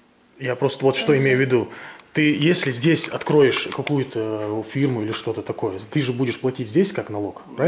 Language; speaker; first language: Russian; native; Russian